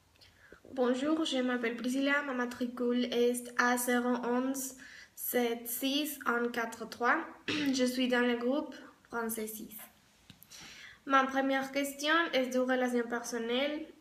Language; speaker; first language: French; non-native, learner; Spanish